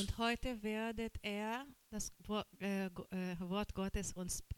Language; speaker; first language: German; non-native, learner; Portuguese